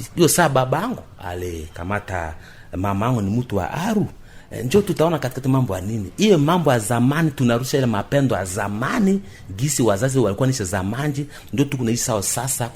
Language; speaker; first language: Swahili; non-native, local second language; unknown